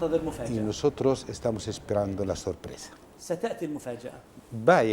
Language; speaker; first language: Spanish; non-native, fluent; Arabic